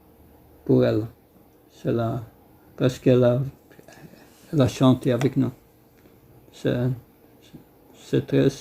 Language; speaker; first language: French; non-native, fluent; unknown